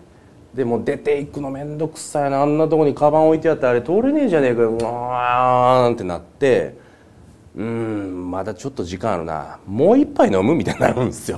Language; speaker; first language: Japanese; native; Japanese